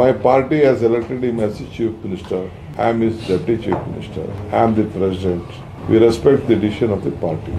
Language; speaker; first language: English; non-native, local second language; Kannada